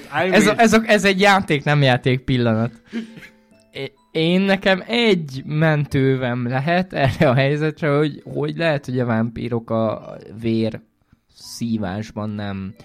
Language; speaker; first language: Hungarian; native; Hungarian